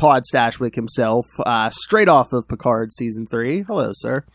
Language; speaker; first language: English; native; English